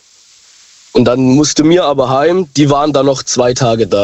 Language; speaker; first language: German; native; German